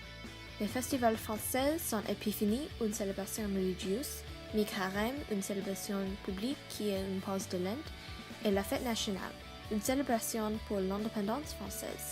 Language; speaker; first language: French; non-native, learner; English